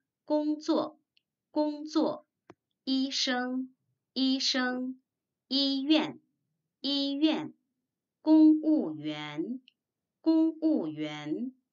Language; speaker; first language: Chinese; non-native, fluent; Korean